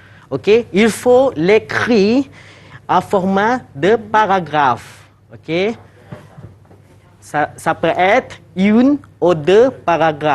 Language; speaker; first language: French; non-native, fluent; Malay